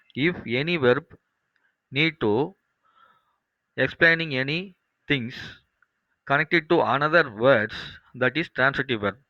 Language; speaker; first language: English; non-native, local second language; Tamil